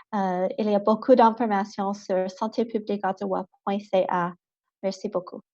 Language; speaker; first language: French; non-native, local second language; English